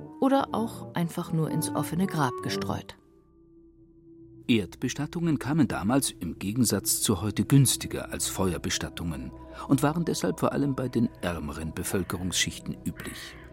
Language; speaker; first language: German; native; German